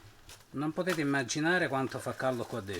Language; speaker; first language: Italian; native; Italian